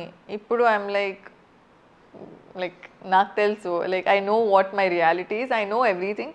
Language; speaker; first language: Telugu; non-native, fluent; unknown